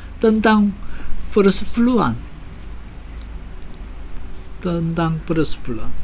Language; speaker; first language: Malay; non-native, fluent; Korean